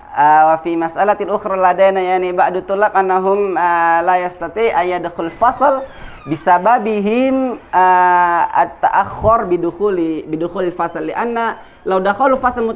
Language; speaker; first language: Arabic; non-native, fluent; Indonesian